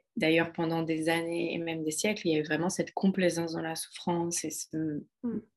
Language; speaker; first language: French; native; French